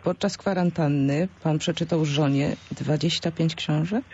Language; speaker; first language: Polish; native; Polish